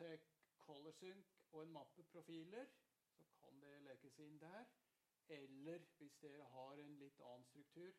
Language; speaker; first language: Norwegian; non-native, fluent; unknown